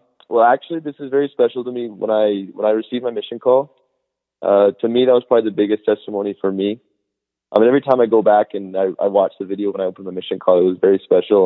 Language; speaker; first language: English; native; English